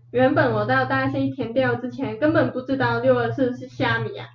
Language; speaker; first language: Chinese; non-native, fluent; Cantonese